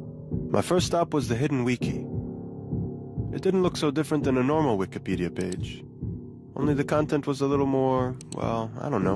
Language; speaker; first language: English; non-native, fluent; Hebrew